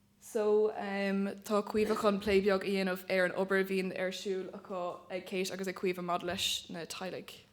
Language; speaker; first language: Irish; native; Irish